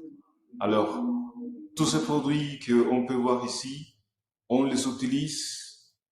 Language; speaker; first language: French; non-native, fluent; Spanish